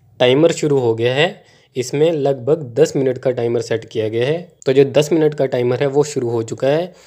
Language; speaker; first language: Hindi; non-native, local second language; Punjabi